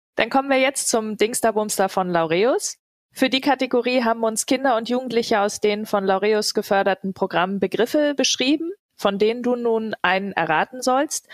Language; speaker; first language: German; native; German